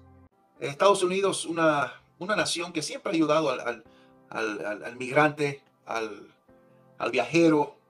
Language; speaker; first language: Spanish; early bilingual, heritage; Spanish